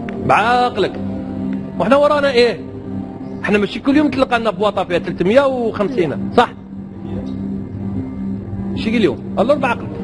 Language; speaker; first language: Arabic; native; Arabic